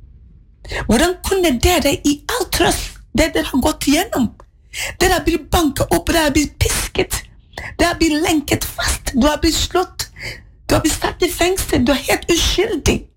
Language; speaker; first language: Norwegian; non-native, fluent; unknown